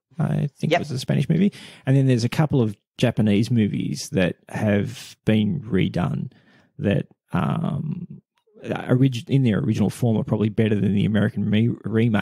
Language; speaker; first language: English; native; English